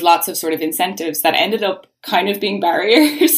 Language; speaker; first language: English; native; English